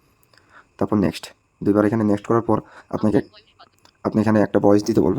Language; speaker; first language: Bangla; native; Bangla